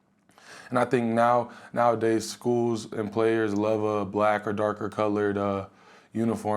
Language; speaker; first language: English; native; English